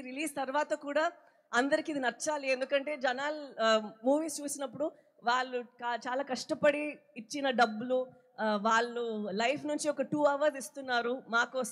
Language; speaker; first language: Telugu; non-native, local second language; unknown